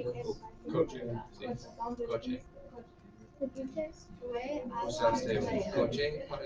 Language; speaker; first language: Spanish; non-native, fluent; English